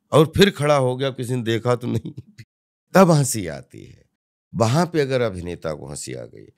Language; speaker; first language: Hindi; native; Hindi